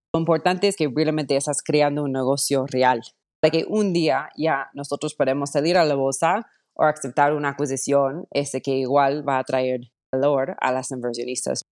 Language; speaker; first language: Spanish; non-native, fluent; English